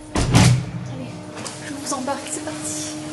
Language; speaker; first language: French; native; French